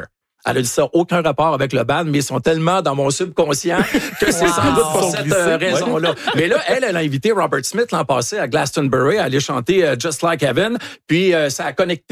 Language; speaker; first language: French; native; French